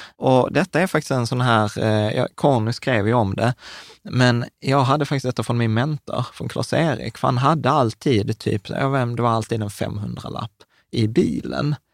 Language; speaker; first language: Swedish; early bilingual, other home language; Czech